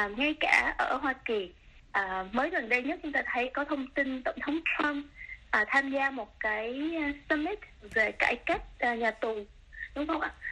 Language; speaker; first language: Vietnamese; early bilingual, other home language; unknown